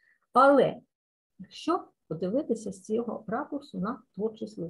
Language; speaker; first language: Ukrainian; native; Ukrainian